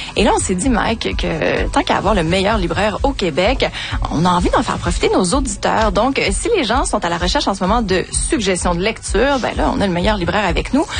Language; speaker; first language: French; native; French